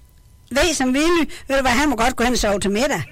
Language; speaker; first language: Danish; native; Danish